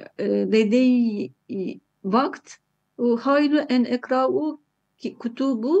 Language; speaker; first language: Arabic; non-native, learner; Turkish